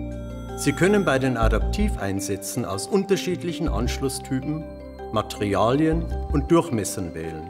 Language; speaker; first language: German; native; German